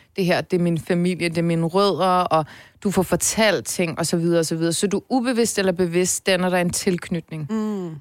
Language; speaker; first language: Danish; native; Danish